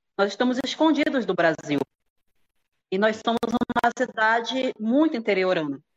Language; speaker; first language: Portuguese; native; Portuguese